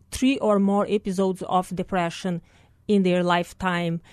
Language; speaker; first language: English; non-native, fluent; Portuguese